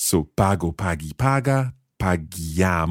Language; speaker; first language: Italian; non-native, learner; English